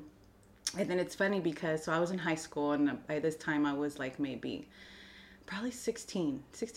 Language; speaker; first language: English; native; English